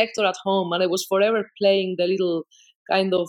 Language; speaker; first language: English; non-native, fluent; Spanish